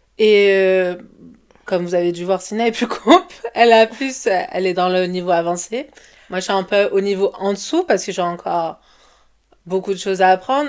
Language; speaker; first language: French; early bilingual, other home language; Portuguese